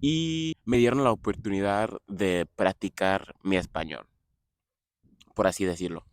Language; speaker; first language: Spanish; non-native, fluent; English